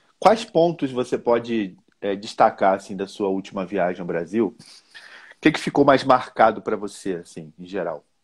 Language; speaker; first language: Portuguese; native; Portuguese